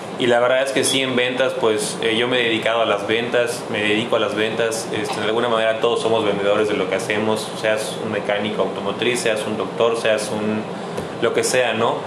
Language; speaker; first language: Spanish; native; Spanish